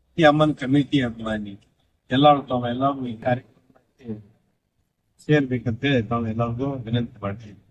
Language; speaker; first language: Kannada; non-native, local second language; Urdu